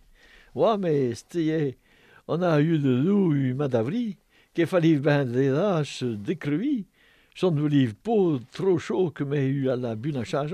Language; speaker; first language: French; native; French